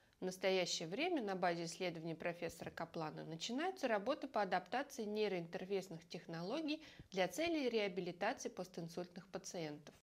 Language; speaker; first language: Russian; native; Russian